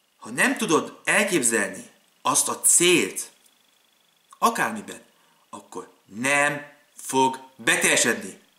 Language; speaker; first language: Hungarian; early bilingual, other home language; German